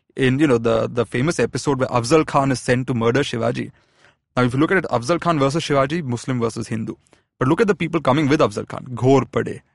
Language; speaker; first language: English; non-native, local second language; Malayalam